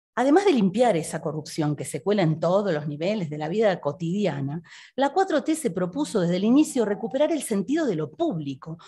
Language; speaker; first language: Spanish; native; Spanish